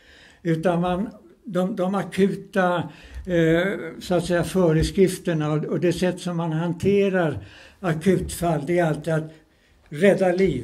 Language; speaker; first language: Swedish; native; Swedish